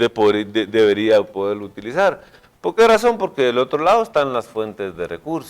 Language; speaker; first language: Spanish; native; Spanish